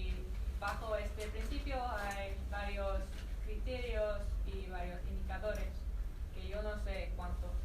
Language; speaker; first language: Spanish; non-native, fluent; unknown